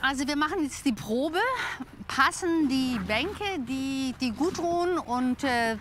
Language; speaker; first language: German; native; German